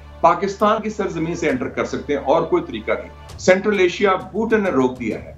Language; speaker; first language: Urdu; native; Urdu